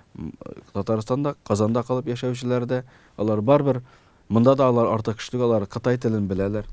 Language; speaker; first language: Tatar; early bilingual, heritage; Tatar